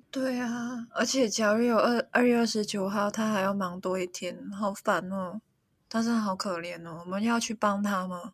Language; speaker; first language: Chinese; non-native, local second language; Cantonese